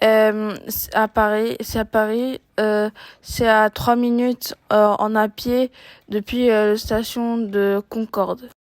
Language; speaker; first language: French; non-native, learner; Japanese